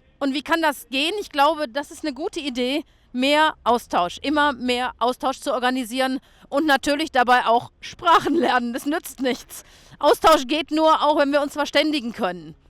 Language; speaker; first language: German; native; German